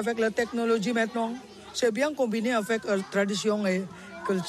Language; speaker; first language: French; non-native, learner; Balinese